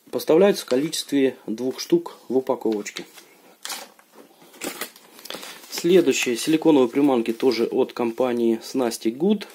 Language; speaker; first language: Russian; native; Russian